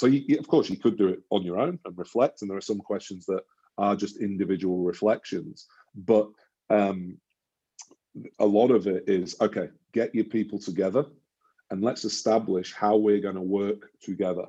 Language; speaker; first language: English; native; English